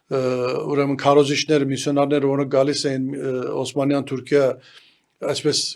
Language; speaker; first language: Armenian; early bilingual, heritage; Armenian